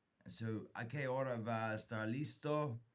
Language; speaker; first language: Spanish; non-native, fluent; English